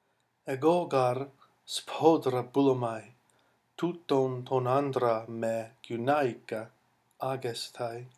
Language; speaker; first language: Greek; non-native, fluent; English